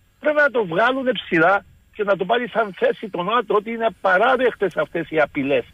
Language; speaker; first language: Greek; native; Greek